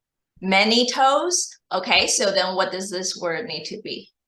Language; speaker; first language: English; non-native, fluent; Chinese